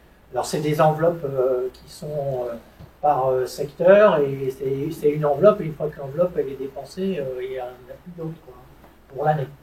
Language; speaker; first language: French; native; French